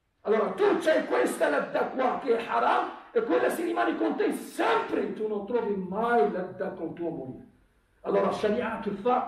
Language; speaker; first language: Italian; non-native, fluent; Arabic